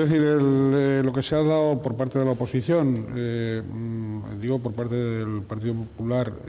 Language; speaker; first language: Spanish; native; Spanish